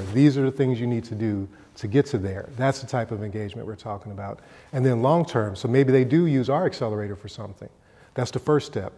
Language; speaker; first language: English; native; English